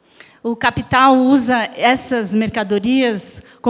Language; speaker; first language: Portuguese; native; Portuguese